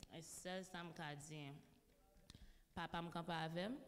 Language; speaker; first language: French; non-native, local second language; Haitian Creole